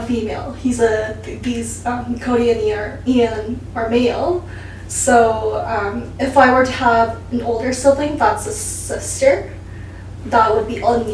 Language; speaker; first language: English; early bilingual, other home language; Korean